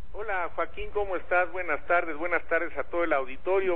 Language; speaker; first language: Spanish; native; Spanish